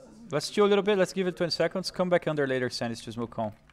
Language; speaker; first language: English; non-native, fluent; Portuguese